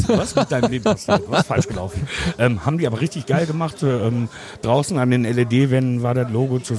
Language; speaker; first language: German; native; German